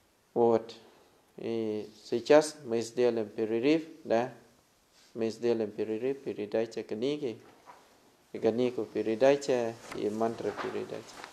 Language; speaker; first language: Russian; non-native, fluent; Thai